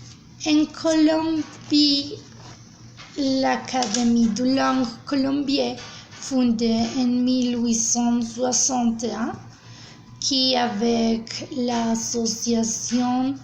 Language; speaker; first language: French; non-native, learner; Spanish